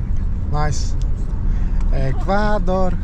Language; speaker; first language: English; non-native, learner; Kazakh